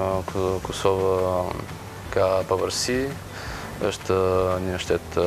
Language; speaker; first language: Albanian; non-native, learner; Bulgarian